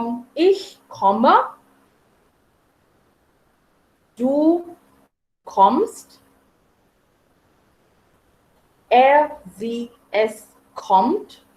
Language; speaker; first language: German; non-native, fluent; Marathi